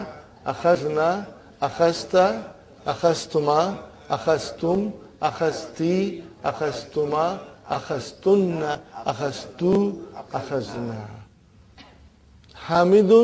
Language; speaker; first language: Arabic; non-native, fluent; Urdu